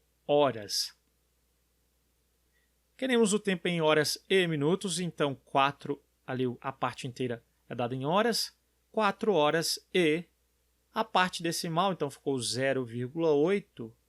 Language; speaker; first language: Portuguese; native; Portuguese